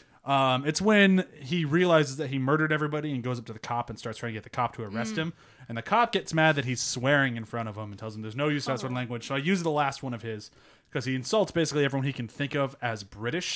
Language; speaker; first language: English; native; English